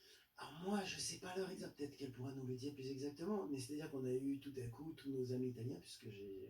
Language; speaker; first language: French; native; French